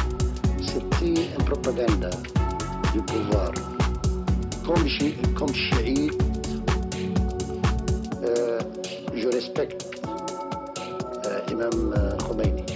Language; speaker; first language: French; non-native, local second language; Arabic